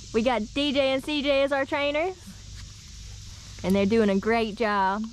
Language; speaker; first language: English; native; English